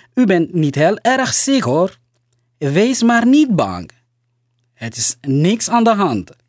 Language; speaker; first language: Dutch; non-native, learner; Somali